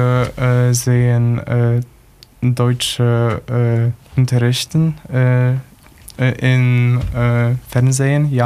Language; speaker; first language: German; non-native, learner; Polish